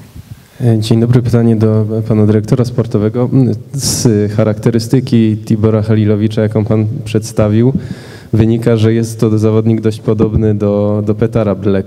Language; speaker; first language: Polish; native; Polish